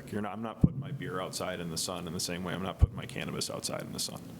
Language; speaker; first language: English; native; English